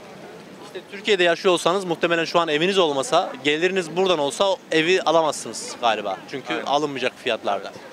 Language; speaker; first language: Turkish; native; Turkish